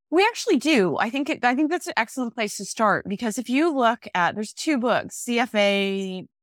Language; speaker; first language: English; native; English